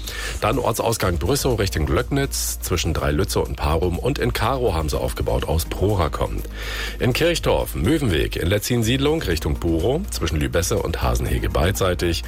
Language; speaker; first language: German; native; German